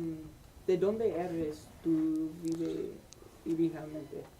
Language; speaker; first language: Spanish; non-native, learner; English